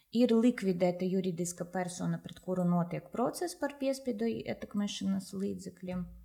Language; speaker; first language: Latvian; non-native, local second language; Russian